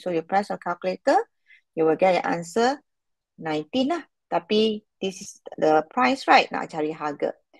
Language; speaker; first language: English; non-native, local second language; Malay